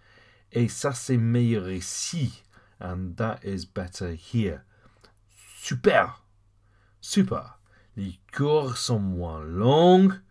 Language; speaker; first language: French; non-native, fluent; English